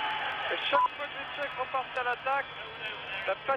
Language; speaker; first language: French; native; French